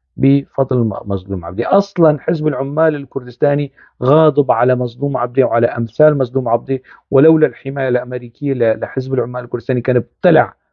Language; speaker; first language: Arabic; non-native, local second language; Kurdish